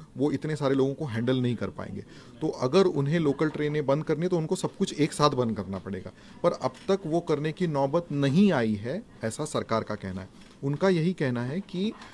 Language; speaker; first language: Hindi; non-native, local second language; Marathi